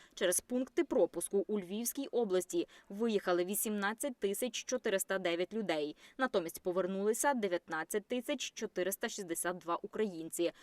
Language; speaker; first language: Ukrainian; native; Ukrainian